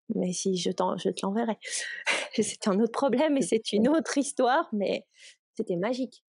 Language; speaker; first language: French; native; French